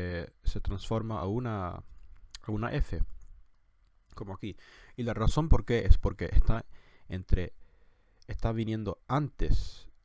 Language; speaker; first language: Spanish; non-native, fluent; English